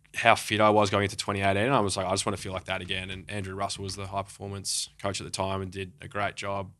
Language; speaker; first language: English; native; English